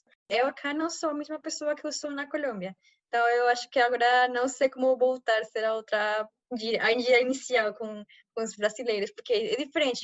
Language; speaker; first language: Portuguese; non-native, fluent; Spanish